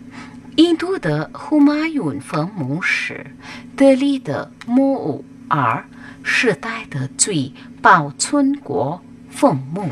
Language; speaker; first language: Chinese; non-native, learner; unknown